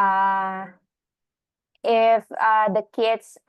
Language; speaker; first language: English; non-native, learner; Indonesian